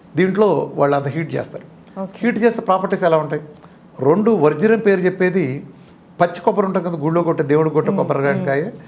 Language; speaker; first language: Telugu; native; Telugu